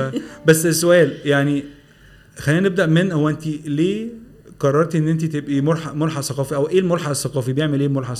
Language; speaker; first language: Arabic; native; Arabic